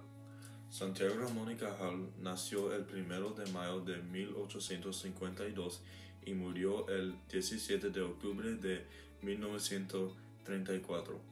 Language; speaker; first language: Spanish; non-native, learner; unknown